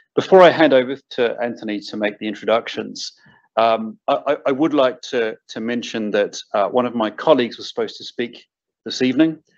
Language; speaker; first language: English; native; English